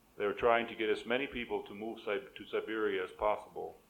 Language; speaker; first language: English; native; English